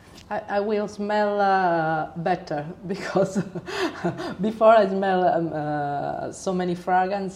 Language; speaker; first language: English; non-native, learner; Italian